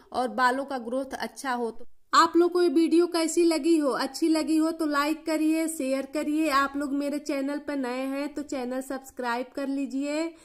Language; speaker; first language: Hindi; native; Hindi